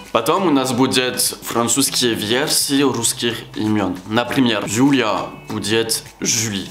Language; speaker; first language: Russian; non-native, fluent; French